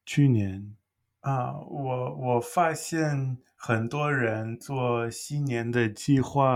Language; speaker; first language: Chinese; non-native, fluent; English